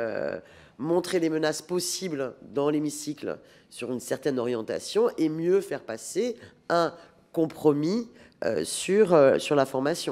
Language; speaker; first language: French; native; French